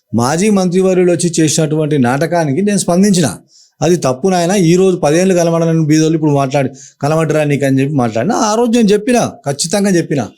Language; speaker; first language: Telugu; native; Telugu